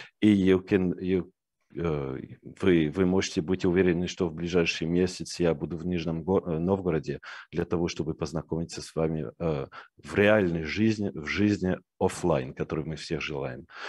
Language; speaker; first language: Russian; non-native, learner; French